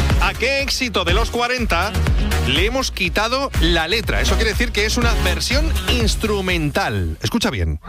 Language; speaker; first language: Spanish; native; Spanish